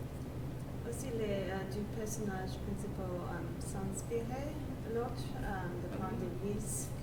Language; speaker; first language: French; non-native, learner; English